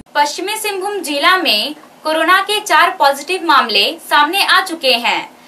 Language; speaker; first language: Hindi; native; Hindi